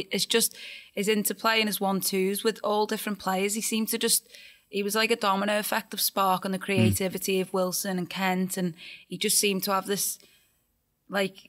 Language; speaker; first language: English; native; English